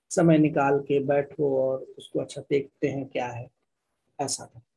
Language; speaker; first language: Hindi; native; Hindi